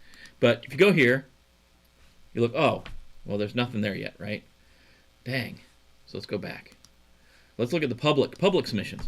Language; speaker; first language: English; native; English